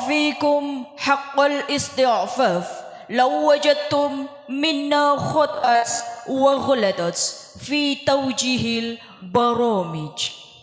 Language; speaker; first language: Arabic; non-native, learner; Indonesian